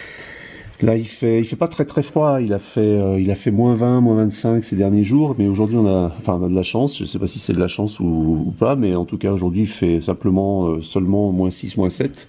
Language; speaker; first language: French; native; French